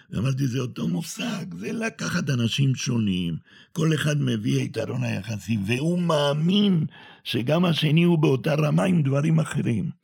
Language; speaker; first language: Hebrew; non-native, fluent; Spanish